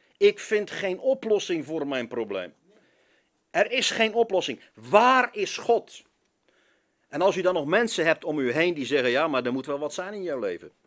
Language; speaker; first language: Dutch; native; Dutch